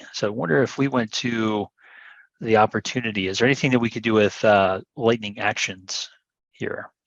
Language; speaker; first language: English; native; English